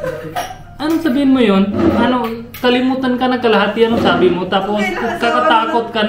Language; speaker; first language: Filipino; non-native, learner; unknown